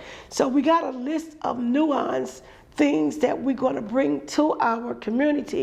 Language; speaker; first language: English; native; English